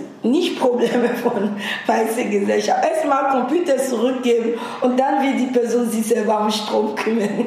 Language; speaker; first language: German; non-native, fluent; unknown